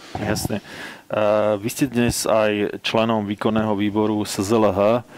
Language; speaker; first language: Slovak; native; Slovak